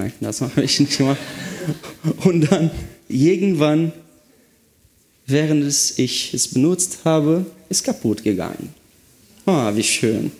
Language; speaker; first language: German; non-native, fluent; Portuguese